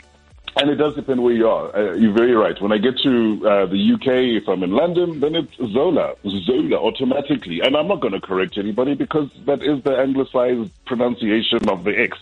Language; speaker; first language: English; non-native, local second language; Xhosa